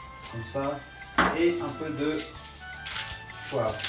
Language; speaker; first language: French; non-native, learner; Spanish